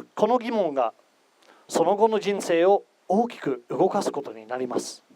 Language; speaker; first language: Japanese; non-native, fluent; English